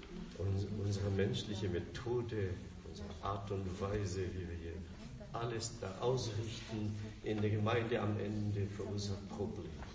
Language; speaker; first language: German; non-native, fluent; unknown